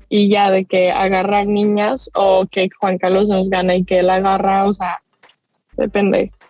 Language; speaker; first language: Spanish; early bilingual, other home language; English